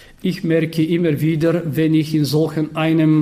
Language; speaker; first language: German; non-native, fluent; Bulgarian